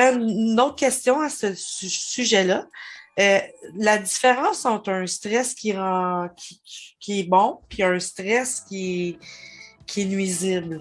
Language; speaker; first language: French; native; French